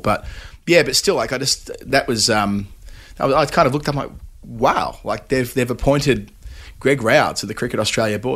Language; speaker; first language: English; native; English